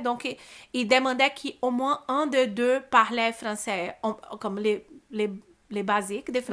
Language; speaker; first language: French; non-native, learner; Portuguese